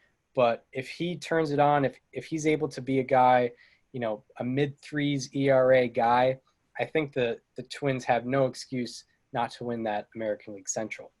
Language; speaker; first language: English; native; English